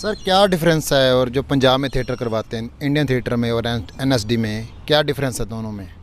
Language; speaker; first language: Hindi; non-native, local second language; Punjabi